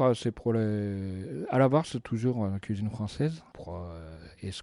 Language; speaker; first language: French; non-native, fluent; Japanese